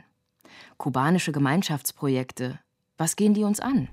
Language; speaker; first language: German; native; German